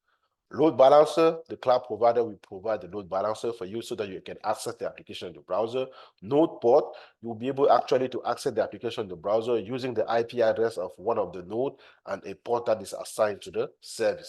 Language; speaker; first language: English; non-native, fluent; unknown